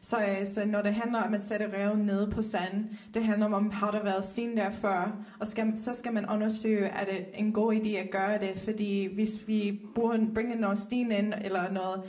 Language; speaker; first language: Danish; non-native, fluent; Dutch